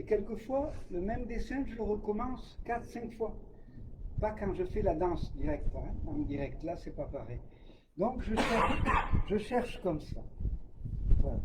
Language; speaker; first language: French; native; French